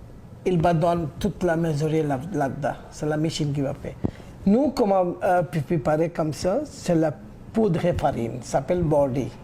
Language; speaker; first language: French; non-native, learner; Bangla